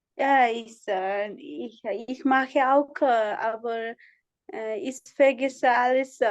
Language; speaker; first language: German; non-native, learner; Nepali